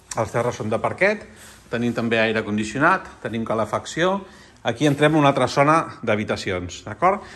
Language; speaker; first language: Catalan; non-native, local second language; Spanish